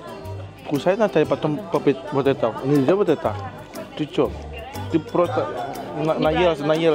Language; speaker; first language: Russian; non-native, learner; Indonesian